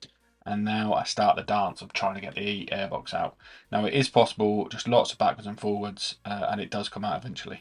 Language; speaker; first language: English; native; English